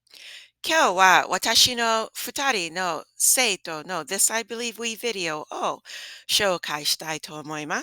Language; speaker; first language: Japanese; non-native, fluent; English